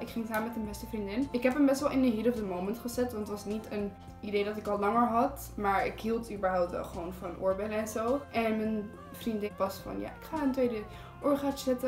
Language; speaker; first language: Dutch; native; Dutch